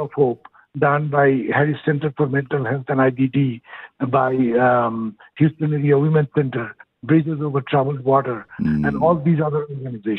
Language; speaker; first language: English; non-native, local second language; Bangla